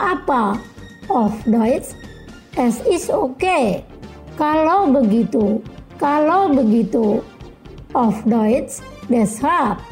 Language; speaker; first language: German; non-native, fluent; Indonesian